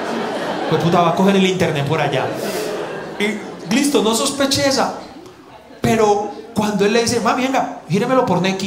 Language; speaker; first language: Spanish; native; Spanish